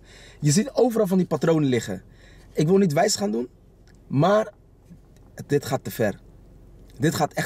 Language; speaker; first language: Dutch; native; Dutch